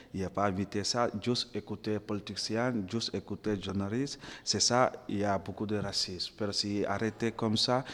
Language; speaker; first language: French; non-native, learner; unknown